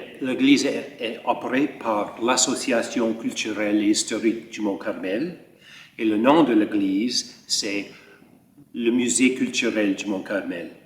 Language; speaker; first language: French; early bilingual, heritage; French